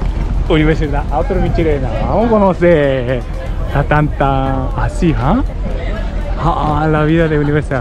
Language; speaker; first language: Spanish; non-native, learner; Japanese